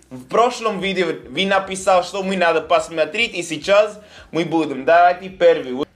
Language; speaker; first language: Russian; non-native, learner; English